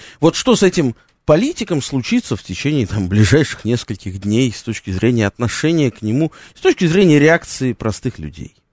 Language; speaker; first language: Russian; native; Russian